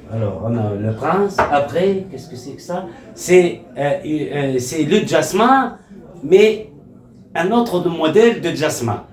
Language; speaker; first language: French; non-native, local second language; Arabic